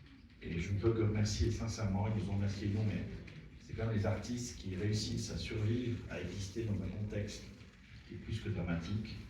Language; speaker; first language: French; native; French